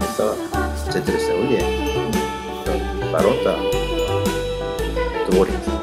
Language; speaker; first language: Russian; non-native, learner; Korean